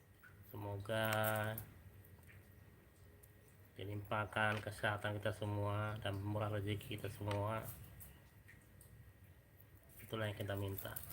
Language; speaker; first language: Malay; non-native, local second language; Minangkabau